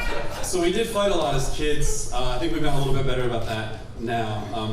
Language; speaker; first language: English; native; English